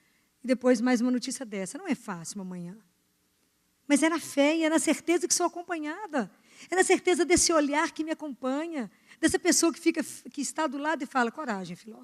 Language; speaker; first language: Portuguese; native; Portuguese